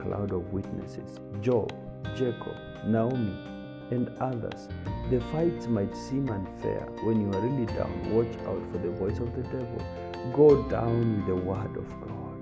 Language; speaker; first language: English; non-native, local second language; Kamba